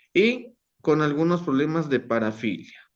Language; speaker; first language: Spanish; native; Spanish